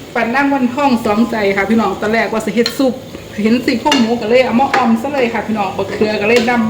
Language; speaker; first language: Thai; non-native, local second language; Northeastern Thai